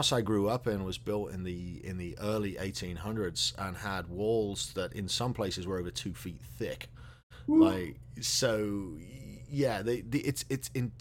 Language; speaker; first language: English; native; English